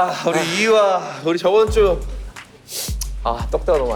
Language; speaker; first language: Korean; native; Korean